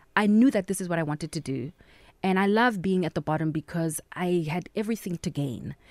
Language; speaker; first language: English; non-native, local second language; Southern Sotho